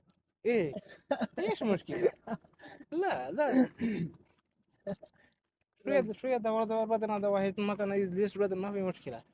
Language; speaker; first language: Arabic; non-native, learner; Bangla